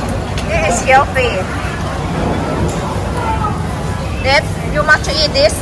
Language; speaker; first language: English; non-native, learner; Thai